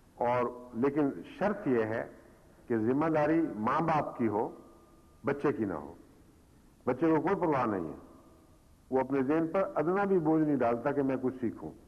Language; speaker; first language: Urdu; native; Urdu